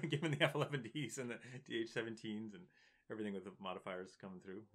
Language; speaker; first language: English; native; English